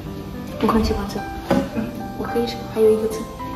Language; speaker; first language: Chinese; non-native, learner; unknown